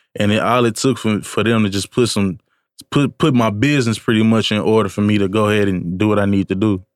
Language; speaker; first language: English; native; English